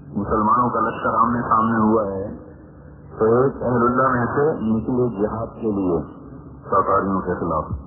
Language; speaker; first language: Urdu; non-native, local second language; Punjabi